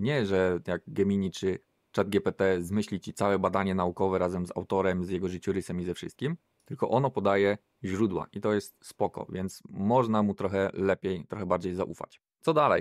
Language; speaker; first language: Polish; native; Polish